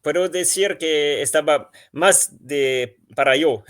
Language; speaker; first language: Spanish; non-native, learner; French